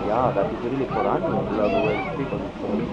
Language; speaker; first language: English; non-native, learner; Romanian